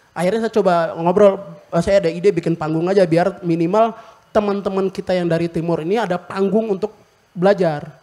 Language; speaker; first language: Indonesian; native; Indonesian